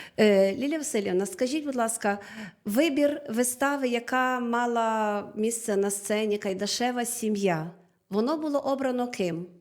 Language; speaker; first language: Ukrainian; native; Ukrainian